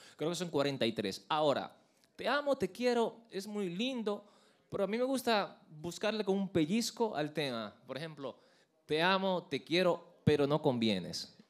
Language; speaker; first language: Spanish; native; Spanish